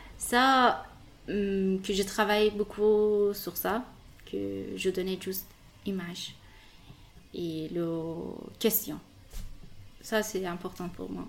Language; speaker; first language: French; non-native, learner; Persian